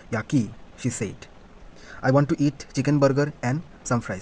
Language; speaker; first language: English; non-native, local second language; Assamese